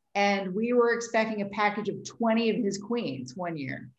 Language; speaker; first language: English; native; English